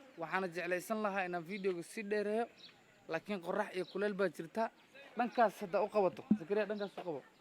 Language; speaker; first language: Somali; native; Somali